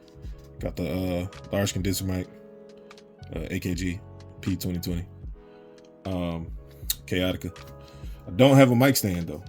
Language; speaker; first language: English; native; English